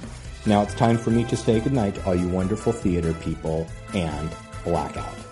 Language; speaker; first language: English; native; English